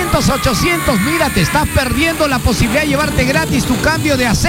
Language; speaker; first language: Spanish; native; Spanish